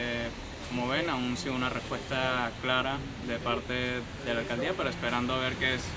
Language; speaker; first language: Spanish; native; Spanish